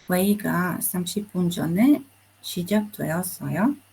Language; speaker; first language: Korean; non-native, learner; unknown